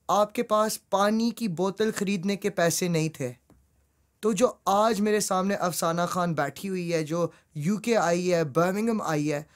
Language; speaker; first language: Hindi; early bilingual, heritage; Urdu